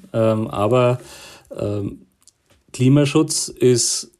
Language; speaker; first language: German; native; German